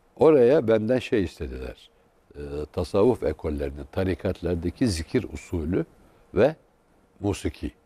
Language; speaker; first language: Turkish; native; Turkish